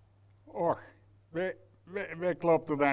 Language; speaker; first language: Dutch; native; Dutch